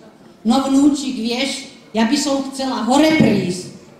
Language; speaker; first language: Slovak; native; Slovak